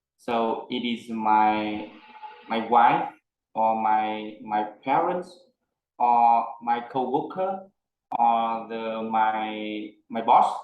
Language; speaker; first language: English; non-native, learner; Vietnamese